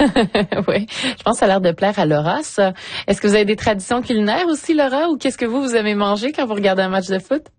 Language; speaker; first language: French; native; French